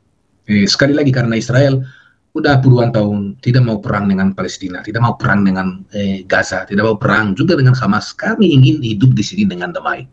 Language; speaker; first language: Indonesian; non-native, fluent; Hebrew